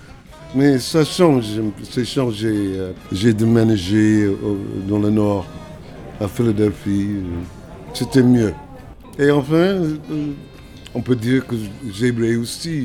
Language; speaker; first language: French; non-native, fluent; English